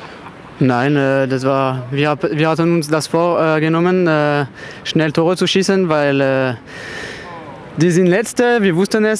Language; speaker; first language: German; non-native, fluent; French